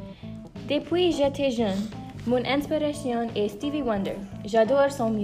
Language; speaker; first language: French; non-native, learner; English